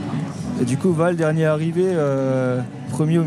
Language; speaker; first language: French; native; French